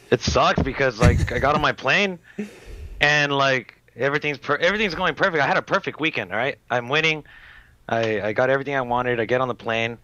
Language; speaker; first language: English; native; English